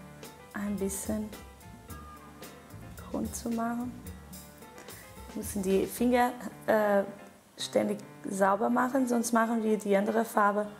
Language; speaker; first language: German; non-native, fluent; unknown